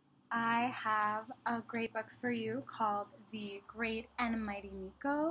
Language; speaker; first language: English; native; English